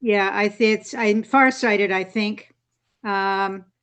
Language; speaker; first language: English; native; English